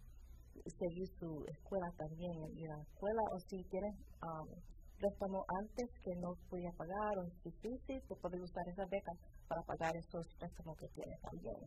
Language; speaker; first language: Spanish; early bilingual, heritage; Spanish